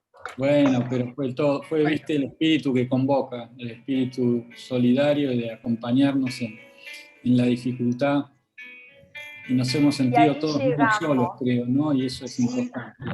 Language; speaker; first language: Spanish; native; Spanish